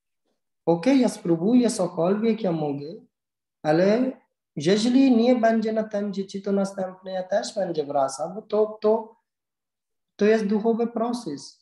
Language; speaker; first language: Polish; non-native, learner; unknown